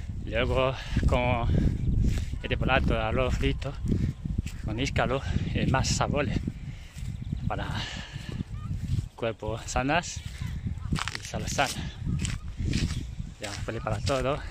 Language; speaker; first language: Spanish; non-native, learner; Chinese